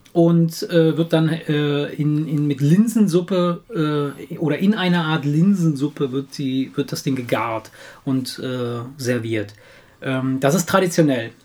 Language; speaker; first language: German; native; German